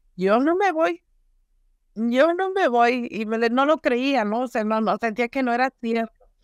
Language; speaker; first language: Spanish; native; Spanish